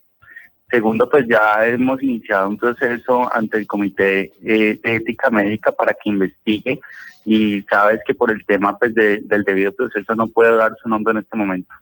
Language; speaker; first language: Spanish; native; Spanish